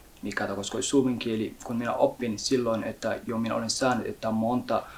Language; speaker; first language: Finnish; non-native, learner; Somali